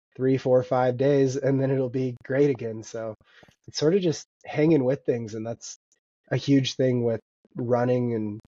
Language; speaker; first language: English; native; English